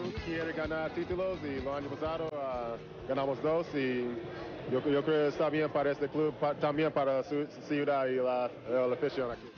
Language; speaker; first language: Spanish; non-native, learner; English